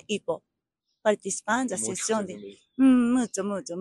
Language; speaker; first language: Spanish; non-native, learner; Japanese